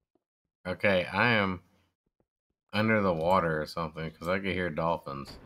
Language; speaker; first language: English; native; English